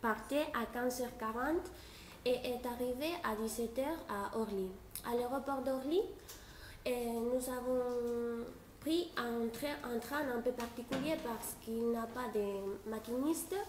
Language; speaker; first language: French; non-native, fluent; Spanish